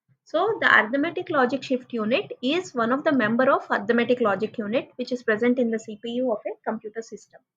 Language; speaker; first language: English; non-native, local second language; Telugu